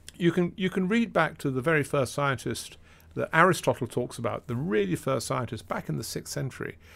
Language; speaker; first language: English; native; English